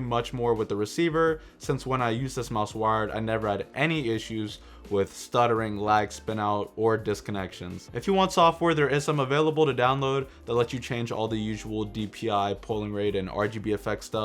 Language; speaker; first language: English; native; English